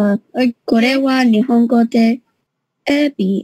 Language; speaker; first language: Japanese; non-native, learner; Chinese